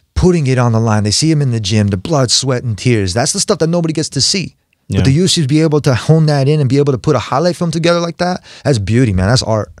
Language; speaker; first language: English; native; English